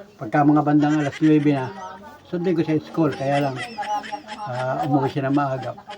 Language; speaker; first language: Filipino; native; Filipino